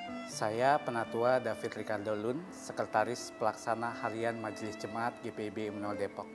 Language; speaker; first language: Indonesian; native; Indonesian